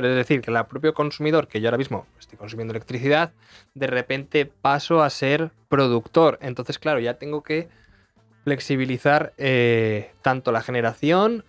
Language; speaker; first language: Spanish; native; Spanish